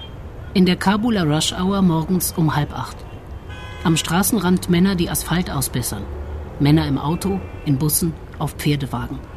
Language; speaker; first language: German; native; German